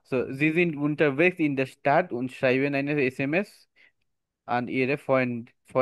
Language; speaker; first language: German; non-native, learner; Bangla